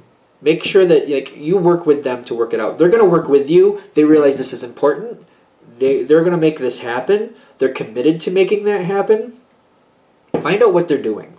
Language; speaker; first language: English; native; English